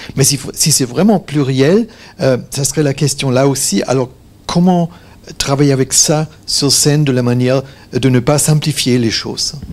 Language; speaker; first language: French; non-native, fluent; German